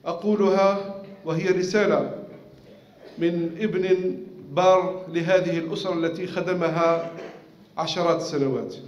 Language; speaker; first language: Arabic; native; Arabic